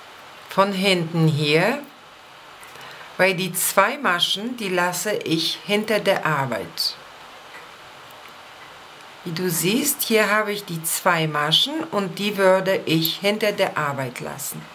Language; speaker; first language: German; non-native, fluent; Polish